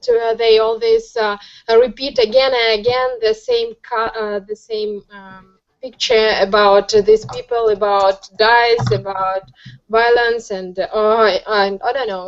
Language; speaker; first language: English; non-native, learner; Russian